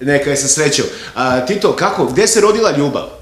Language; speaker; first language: Bosnian; native; Bosnian